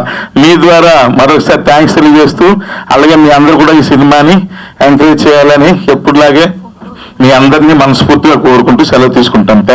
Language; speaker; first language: Telugu; native; Telugu